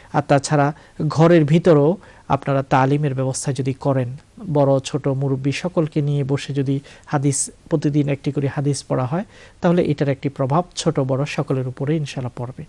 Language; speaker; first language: Bangla; native; Bangla